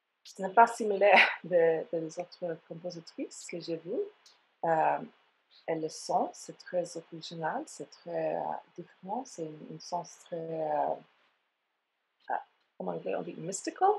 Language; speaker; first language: French; non-native, fluent; English